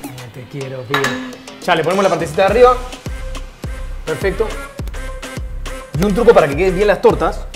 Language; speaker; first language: Spanish; native; Spanish